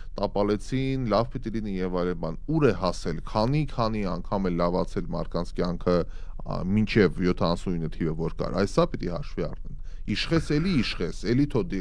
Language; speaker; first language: Armenian; native; Armenian